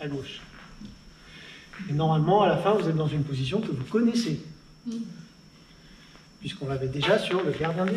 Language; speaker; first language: French; native; French